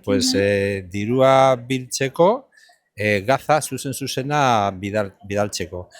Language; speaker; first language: Basque; non-native, learner; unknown